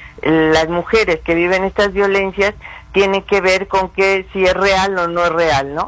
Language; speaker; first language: Spanish; native; Spanish